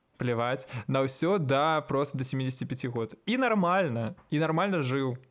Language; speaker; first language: Belarusian; non-native, local second language; Russian